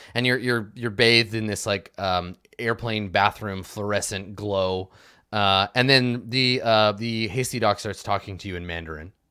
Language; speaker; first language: English; native; English